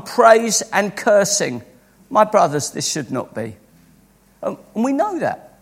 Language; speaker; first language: English; native; English